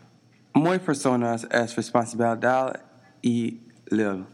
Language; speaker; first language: Spanish; non-native, learner; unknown